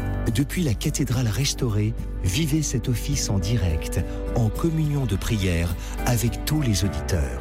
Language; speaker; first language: French; native; French